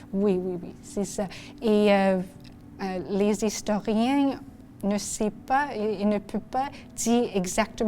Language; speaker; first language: French; non-native, local second language; English